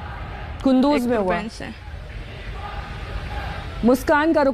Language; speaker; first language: Hindi; native; Hindi